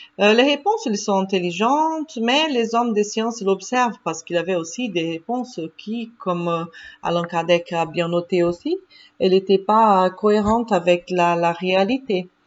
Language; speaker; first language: French; non-native, fluent; Portuguese